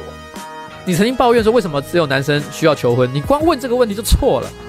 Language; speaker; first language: Chinese; native; Chinese